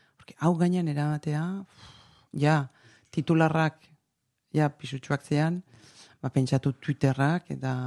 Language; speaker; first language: Basque; native; Basque